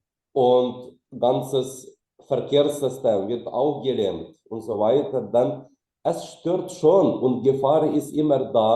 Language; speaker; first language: German; non-native, fluent; Ukrainian